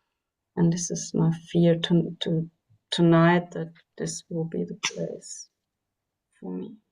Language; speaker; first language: English; non-native, fluent; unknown